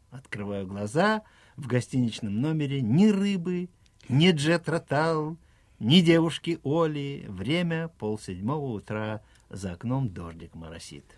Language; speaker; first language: Russian; native; Russian